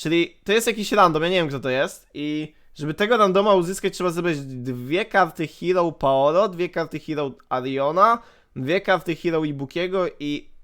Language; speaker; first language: Polish; native; Polish